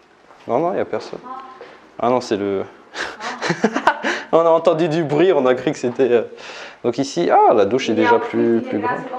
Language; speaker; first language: French; native; French